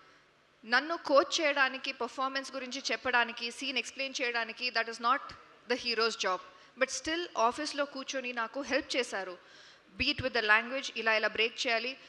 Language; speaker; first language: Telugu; non-native, local second language; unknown